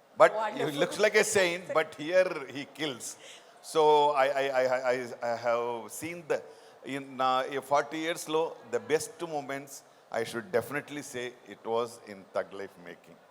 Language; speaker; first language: Telugu; non-native, local second language; Tamil